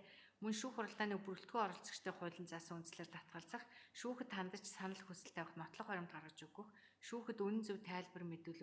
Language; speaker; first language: Mongolian; native; Mongolian